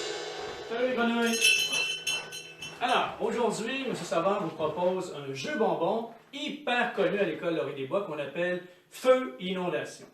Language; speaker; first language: French; native; French